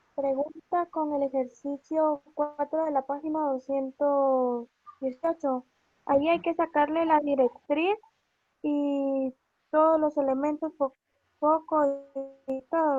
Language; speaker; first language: Spanish; native; Spanish